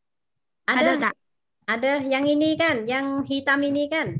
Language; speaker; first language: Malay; non-native, fluent; Vietnamese